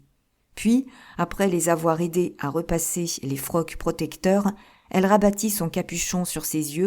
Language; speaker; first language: French; native; French